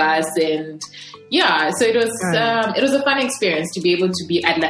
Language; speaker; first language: English; non-native, local second language; Bemba